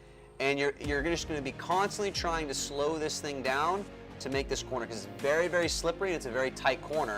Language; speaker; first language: English; native; English